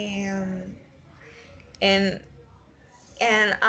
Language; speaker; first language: English; non-native, learner; Spanish